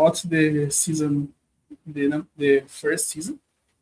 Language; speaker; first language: English; non-native, learner; Portuguese